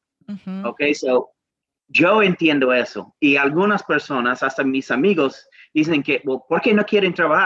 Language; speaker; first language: Spanish; non-native, learner; English